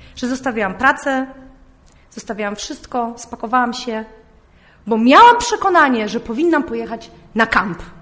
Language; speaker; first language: Polish; early bilingual, heritage; Polish